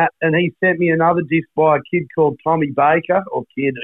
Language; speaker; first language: English; native; English